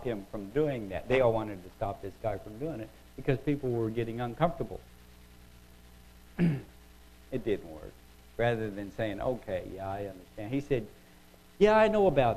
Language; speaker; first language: English; native; English